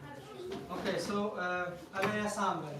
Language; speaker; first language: Polish; non-native, learner; Hindi